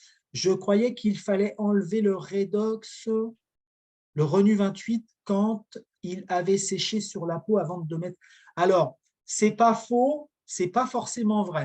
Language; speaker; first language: French; native; French